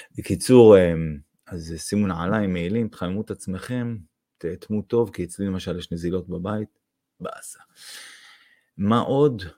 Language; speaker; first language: Hebrew; non-native, fluent; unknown